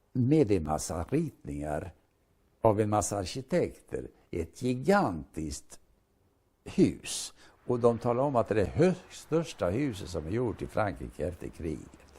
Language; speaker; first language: Swedish; native; Swedish